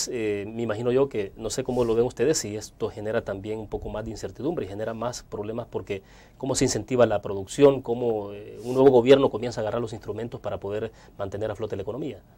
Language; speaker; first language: Spanish; native; Spanish